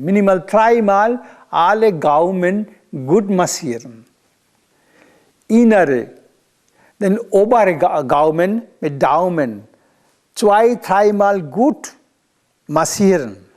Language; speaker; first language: German; non-native, learner; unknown